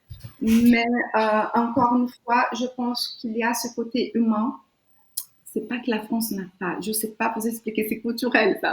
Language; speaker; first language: French; non-native, fluent; Portuguese